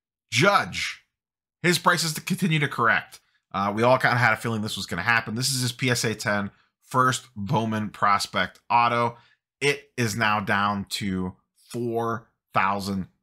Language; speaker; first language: English; native; English